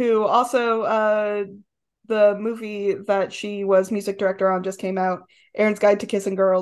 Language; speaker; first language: English; native; English